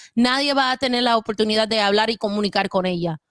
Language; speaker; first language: Spanish; non-native, fluent; English